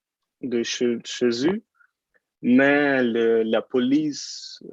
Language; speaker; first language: French; non-native, learner; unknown